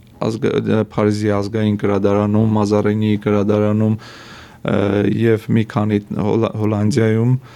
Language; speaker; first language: Armenian; native; Armenian